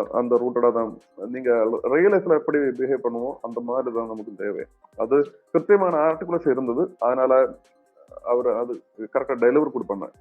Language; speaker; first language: Tamil; non-native, learner; Malayalam